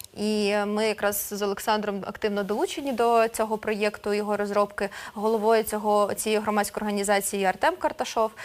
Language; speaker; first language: Ukrainian; non-native, local second language; Russian